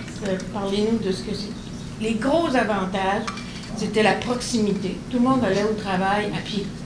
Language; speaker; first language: French; native; French